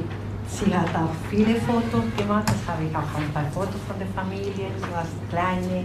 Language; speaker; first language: German; non-native, learner; Spanish